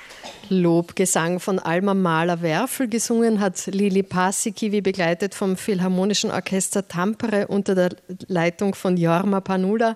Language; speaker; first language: German; native; German